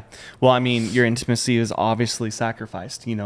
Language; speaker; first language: English; native; English